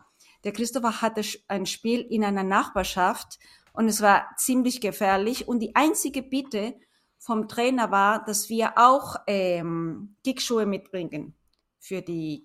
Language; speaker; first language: German; non-native, fluent; Spanish